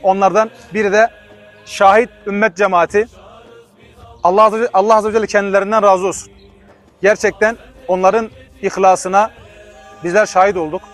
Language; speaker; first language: Turkish; non-native, fluent; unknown